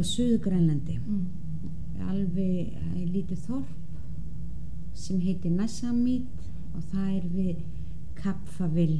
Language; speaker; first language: Icelandic; non-native, fluent; Danish